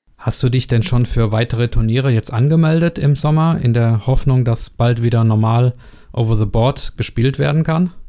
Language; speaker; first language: German; non-native, learner; Czech